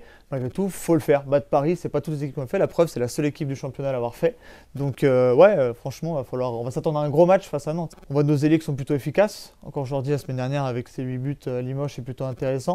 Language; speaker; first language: French; native; French